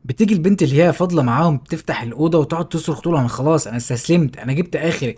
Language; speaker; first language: Arabic; native; Arabic